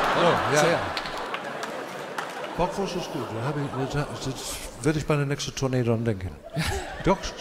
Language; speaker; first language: German; non-native, fluent; English